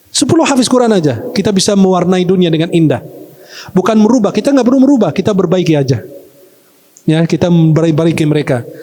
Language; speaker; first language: Malay; non-native, fluent; Arabic